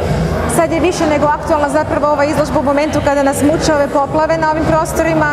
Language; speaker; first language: Croatian; native; Croatian